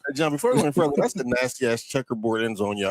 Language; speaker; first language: English; native; English